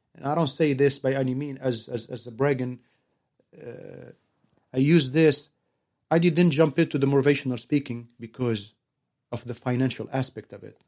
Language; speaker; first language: English; non-native, fluent; Arabic